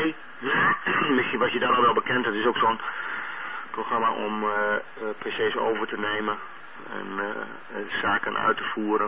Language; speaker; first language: Dutch; native; Dutch